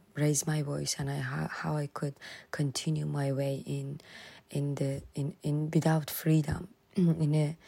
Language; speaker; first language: English; non-native, fluent; Persian